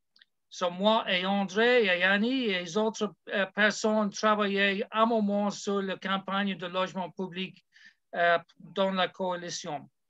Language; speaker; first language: French; non-native, learner; English